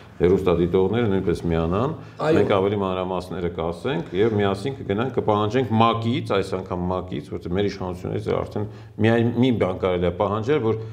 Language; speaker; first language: Armenian; native; Armenian